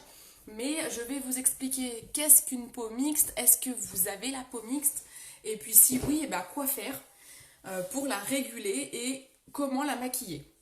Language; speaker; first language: French; native; French